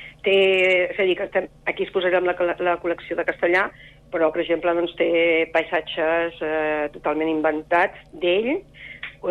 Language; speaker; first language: Catalan; native; Catalan